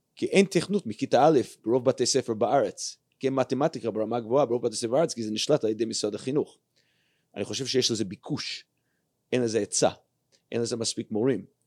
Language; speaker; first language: Hebrew; non-native, fluent; English